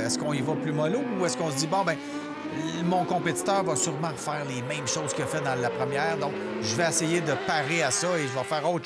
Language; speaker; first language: French; native; French